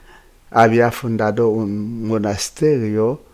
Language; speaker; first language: Spanish; non-native, fluent; Haitian Creole